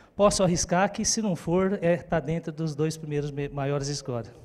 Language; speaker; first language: Portuguese; native; Portuguese